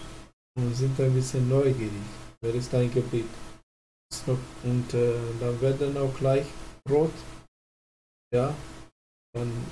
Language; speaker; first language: German; non-native, learner; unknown